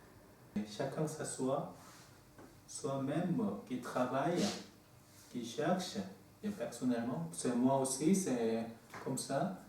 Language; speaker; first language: French; non-native, learner; Korean